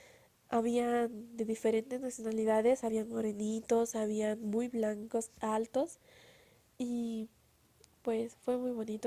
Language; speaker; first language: Spanish; native; Spanish